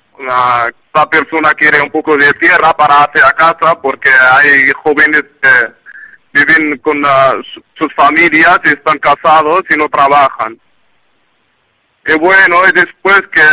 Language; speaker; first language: Spanish; non-native, learner; Arabic